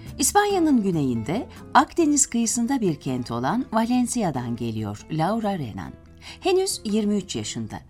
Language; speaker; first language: Turkish; native; Turkish